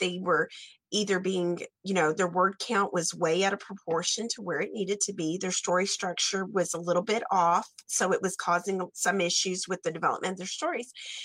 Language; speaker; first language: English; native; English